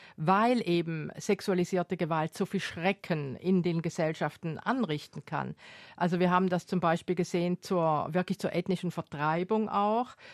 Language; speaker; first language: German; native; German